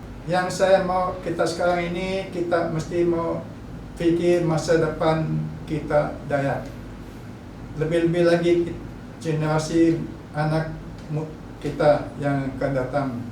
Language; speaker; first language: Malay; non-native, local second language; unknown